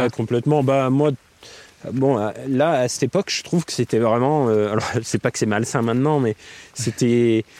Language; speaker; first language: French; native; French